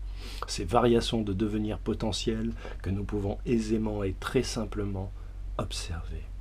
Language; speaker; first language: French; native; French